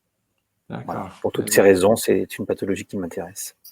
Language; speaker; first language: French; native; French